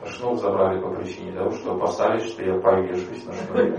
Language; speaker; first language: Russian; native; Russian